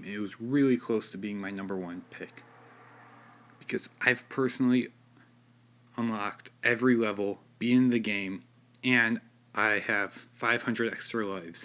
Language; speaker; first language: English; native; English